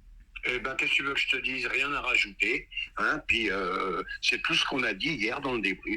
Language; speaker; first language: French; native; French